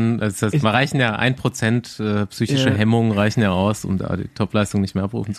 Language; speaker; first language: German; native; German